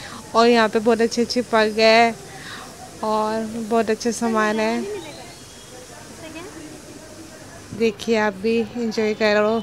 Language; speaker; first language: Hindi; native; Hindi